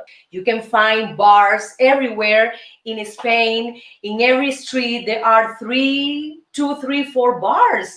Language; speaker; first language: English; non-native, fluent; Spanish